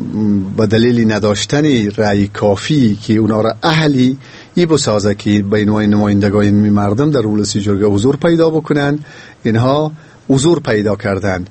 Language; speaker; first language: Persian; native; Persian